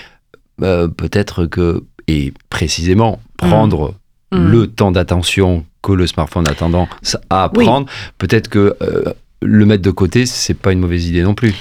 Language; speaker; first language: French; native; French